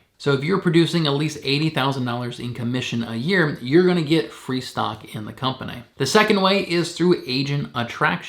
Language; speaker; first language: English; native; English